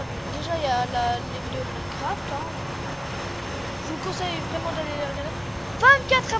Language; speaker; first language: French; native; French